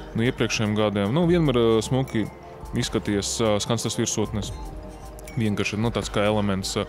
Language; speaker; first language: Latvian; non-native, local second language; Russian